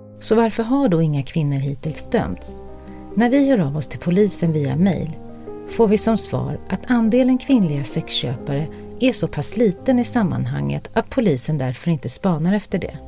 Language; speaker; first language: Swedish; native; Swedish